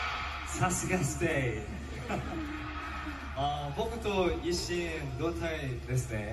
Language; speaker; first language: Japanese; non-native, learner; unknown